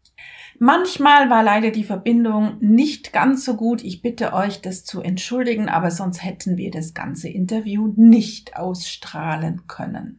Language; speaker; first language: German; native; German